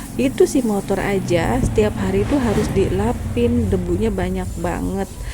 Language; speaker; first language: Indonesian; non-native, local second language; Sundanese